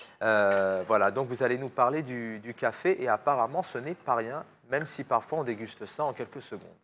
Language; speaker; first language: French; native; French